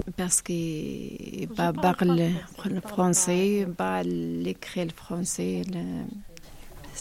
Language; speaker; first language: French; non-native, learner; Arabic